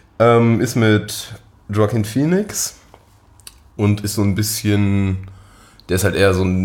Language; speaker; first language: German; native; German